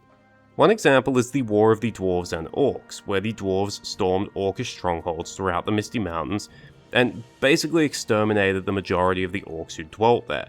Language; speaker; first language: English; native; English